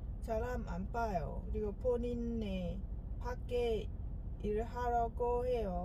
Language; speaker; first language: Korean; non-native, learner; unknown